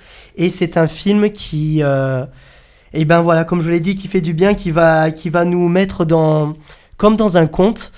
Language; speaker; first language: French; native; French